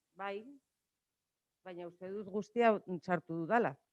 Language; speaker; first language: Basque; non-native, local second language; Spanish